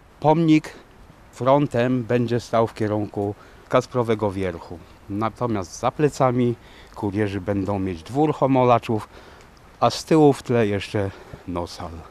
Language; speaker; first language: Polish; native; Polish